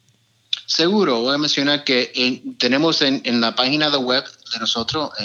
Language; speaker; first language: Spanish; early bilingual, heritage; Spanish